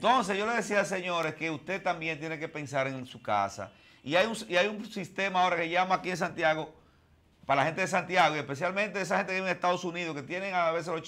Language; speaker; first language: Spanish; native; Spanish